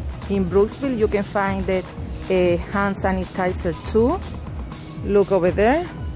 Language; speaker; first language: English; non-native, learner; Spanish